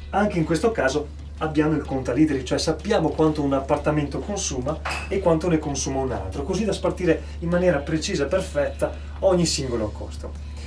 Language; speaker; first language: Italian; native; Italian